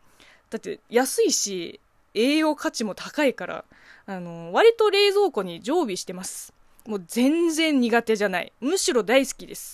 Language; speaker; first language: Japanese; non-native, fluent; Chinese